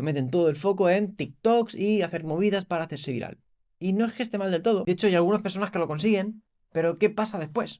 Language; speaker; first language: Spanish; native; Spanish